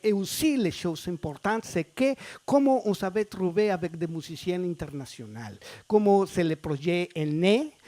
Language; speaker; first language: French; non-native, fluent; Spanish